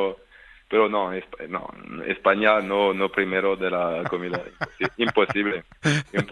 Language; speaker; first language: Spanish; non-native, fluent; French